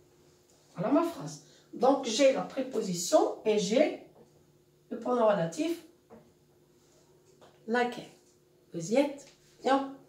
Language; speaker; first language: French; non-native, local second language; Arabic